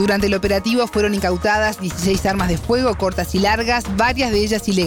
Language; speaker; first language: Spanish; native; Spanish